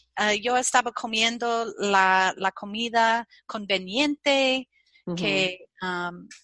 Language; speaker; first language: Spanish; non-native, fluent; English